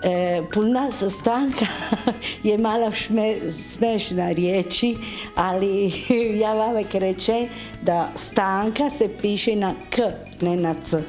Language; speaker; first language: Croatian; early bilingual, heritage; Italian